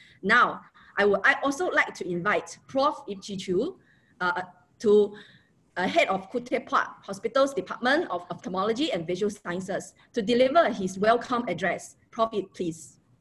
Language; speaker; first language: English; non-native, local second language; Chinese